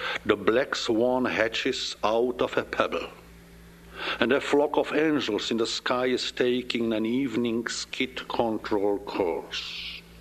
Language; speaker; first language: English; non-native, fluent; Czech